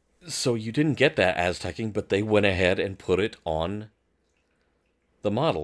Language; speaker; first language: English; native; English